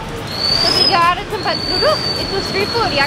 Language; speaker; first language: Indonesian; non-native, learner; English